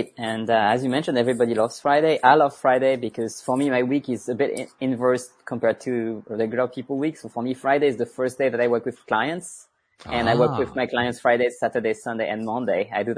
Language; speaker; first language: English; non-native, fluent; French